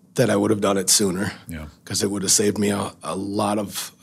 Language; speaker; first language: English; native; English